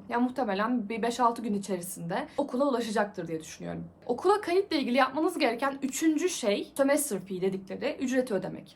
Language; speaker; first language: Turkish; native; Turkish